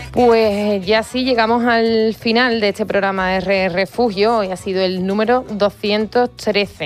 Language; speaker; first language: Spanish; native; Spanish